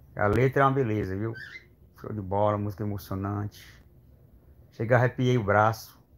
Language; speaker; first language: Portuguese; native; Portuguese